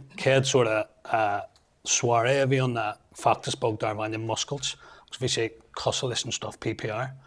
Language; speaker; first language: Irish; non-native, local second language; English